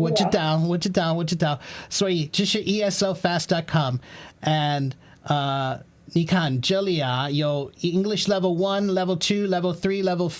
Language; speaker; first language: Chinese; non-native, learner; English